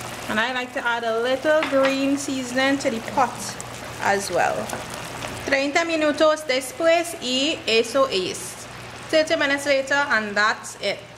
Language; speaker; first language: English; native; English